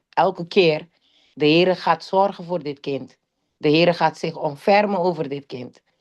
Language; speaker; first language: Dutch; non-native, local second language; Papiamento